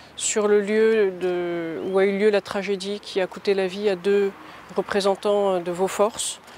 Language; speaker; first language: French; native; French